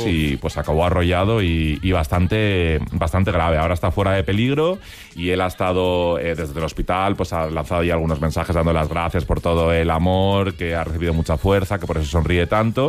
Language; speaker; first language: Spanish; native; Spanish